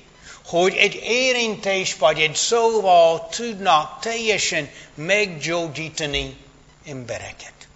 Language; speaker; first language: Hungarian; non-native, fluent; English